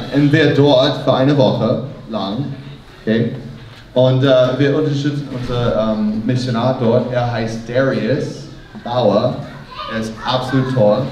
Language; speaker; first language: German; non-native, learner; English